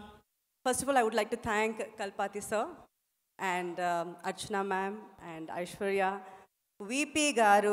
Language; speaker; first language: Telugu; non-native, local second language; Tamil